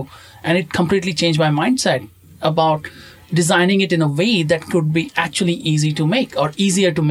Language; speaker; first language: English; non-native, local second language; Konkani